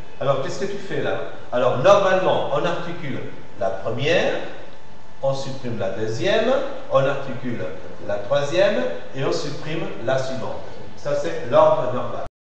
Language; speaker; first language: French; non-native, fluent; Spanish